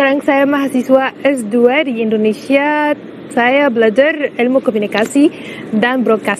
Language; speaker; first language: Indonesian; non-native, fluent; Arabic